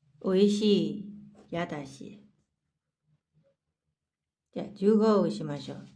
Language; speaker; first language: Japanese; non-native, fluent; Burmese